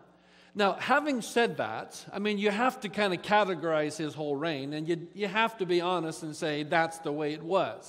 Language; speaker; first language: English; native; English